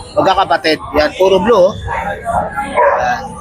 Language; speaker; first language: Filipino; native; Filipino